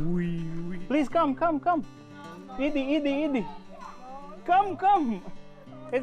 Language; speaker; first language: English; non-native, fluent; Hindi